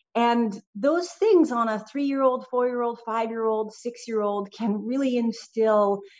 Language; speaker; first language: English; native; English